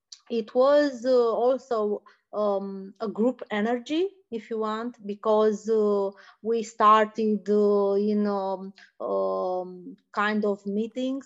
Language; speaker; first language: English; non-native, fluent; Romanian